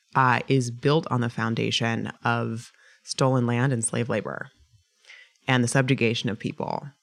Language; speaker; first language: English; native; English